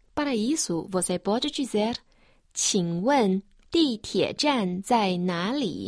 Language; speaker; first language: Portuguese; non-native, fluent; Chinese